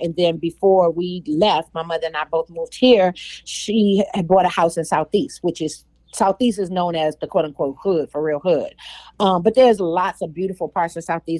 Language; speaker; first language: English; native; English